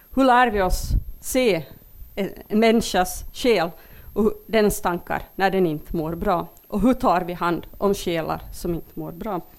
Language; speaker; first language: Swedish; native; Swedish